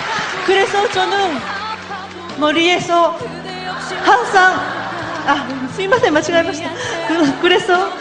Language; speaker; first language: Korean; non-native, learner; Japanese